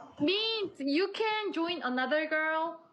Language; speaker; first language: English; non-native, learner; Korean